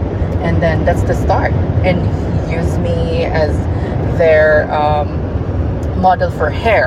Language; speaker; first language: English; non-native, local second language; Cebuano